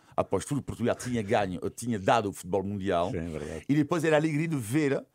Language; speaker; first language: Portuguese; non-native, fluent; French